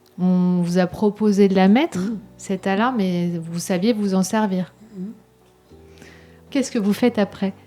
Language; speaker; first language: French; native; French